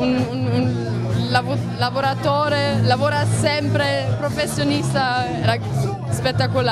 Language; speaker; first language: Italian; non-native, fluent; German